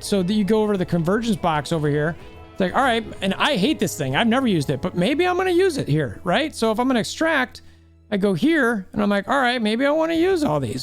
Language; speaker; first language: English; native; English